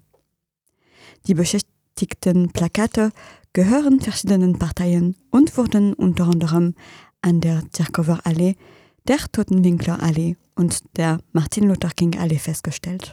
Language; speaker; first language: German; non-native, fluent; French